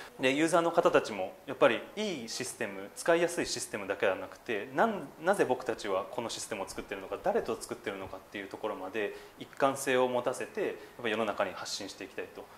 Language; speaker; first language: Japanese; native; Japanese